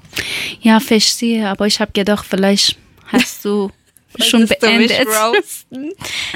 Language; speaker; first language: German; non-native, local second language; Persian